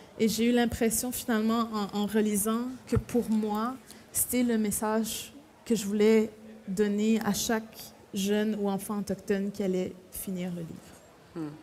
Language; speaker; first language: French; native; French